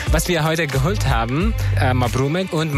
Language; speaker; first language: German; non-native, fluent; Arabic